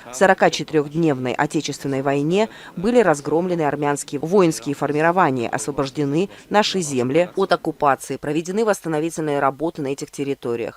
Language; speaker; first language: Russian; native; Russian